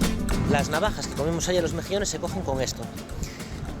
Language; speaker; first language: Spanish; native; Spanish